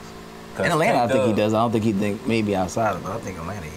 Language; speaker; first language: English; native; English